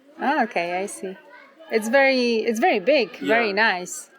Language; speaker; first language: English; non-native, fluent; Polish